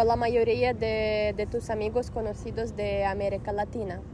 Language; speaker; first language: Spanish; non-native, fluent; Russian